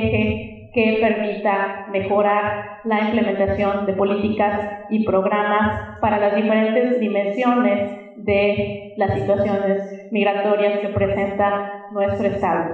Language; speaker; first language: Spanish; native; Spanish